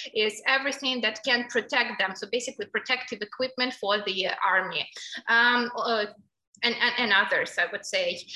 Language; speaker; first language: English; non-native, fluent; Ukrainian